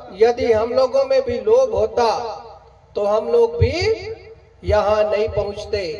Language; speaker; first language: Hindi; non-native, local second language; Gondi